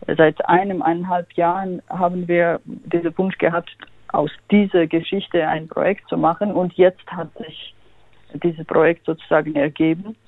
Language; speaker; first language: German; non-native, fluent; Georgian